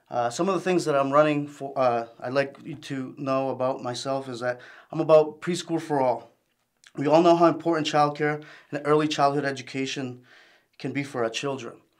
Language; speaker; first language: English; early bilingual, other home language; Spanish